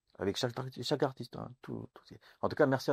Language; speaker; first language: French; native; French